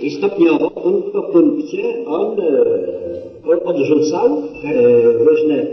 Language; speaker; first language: Polish; native; Polish